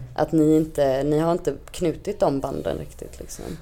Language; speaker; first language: Swedish; native; Swedish